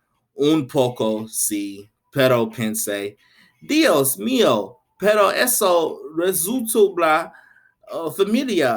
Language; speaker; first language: Spanish; non-native, learner; English